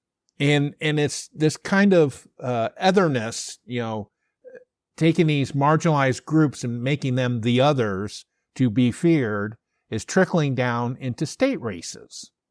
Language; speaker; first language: English; native; English